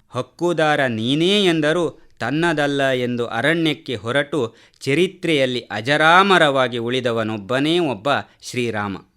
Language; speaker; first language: Kannada; native; Kannada